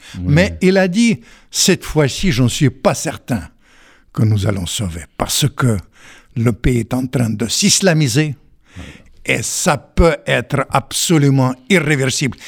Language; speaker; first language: French; non-native, fluent; Russian